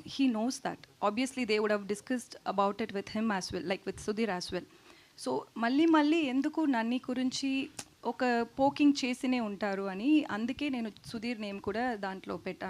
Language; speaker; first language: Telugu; non-native, learner; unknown